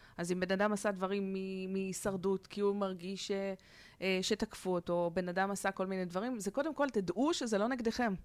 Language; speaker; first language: Hebrew; native; Hebrew